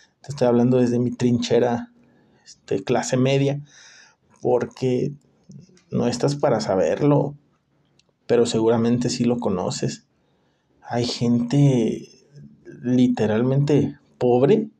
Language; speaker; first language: Spanish; native; Spanish